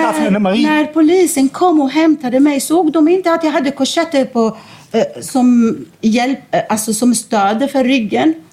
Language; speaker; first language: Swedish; non-native, fluent; Arabic